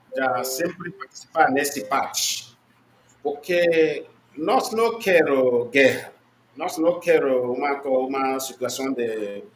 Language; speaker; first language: Portuguese; non-native, learner; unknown